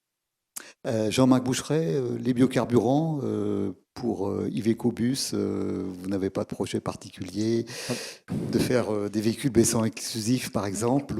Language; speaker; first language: French; native; French